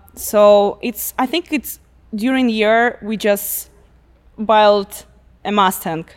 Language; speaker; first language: English; non-native, learner; Russian